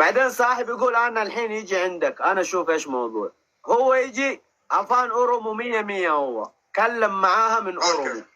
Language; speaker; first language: Arabic; non-native, learner; Oromo